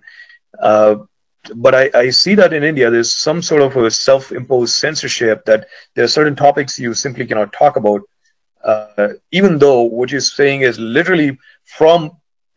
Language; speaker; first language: English; non-native, local second language; Hindi